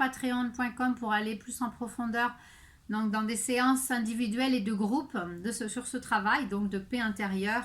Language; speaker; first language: French; native; French